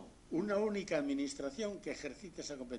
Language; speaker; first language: Spanish; native; Spanish